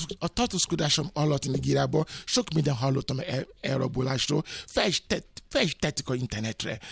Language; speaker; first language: Hungarian; non-native, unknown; Yoruba